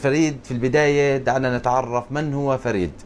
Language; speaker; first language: Arabic; native; Arabic